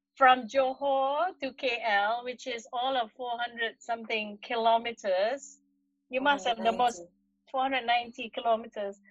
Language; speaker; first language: English; non-native, local second language; Malay